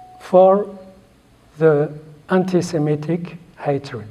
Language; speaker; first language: English; non-native, fluent; Arabic